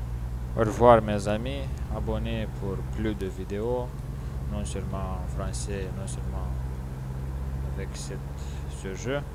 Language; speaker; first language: French; non-native, learner; Romanian